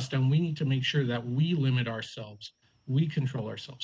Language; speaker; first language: English; native; English